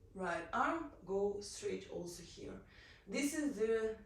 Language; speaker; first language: English; non-native, learner; Ukrainian